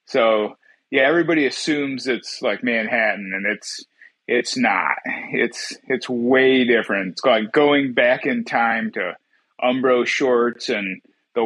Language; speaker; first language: English; native; English